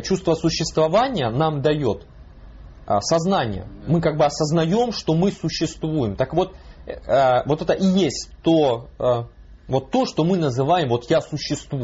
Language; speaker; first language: Russian; native; Russian